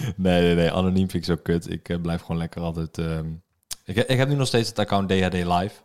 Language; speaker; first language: Dutch; native; Dutch